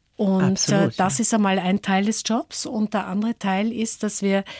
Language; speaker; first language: German; native; German